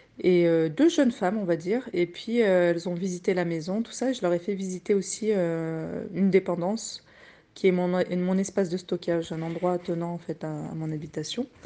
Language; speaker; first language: French; native; French